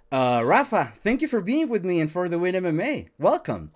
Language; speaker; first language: English; non-native, fluent; Spanish